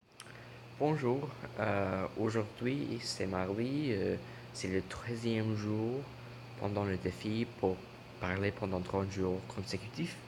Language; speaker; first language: French; non-native, learner; English